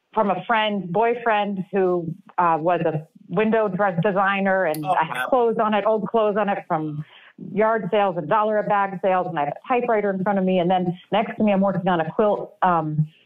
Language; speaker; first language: English; native; English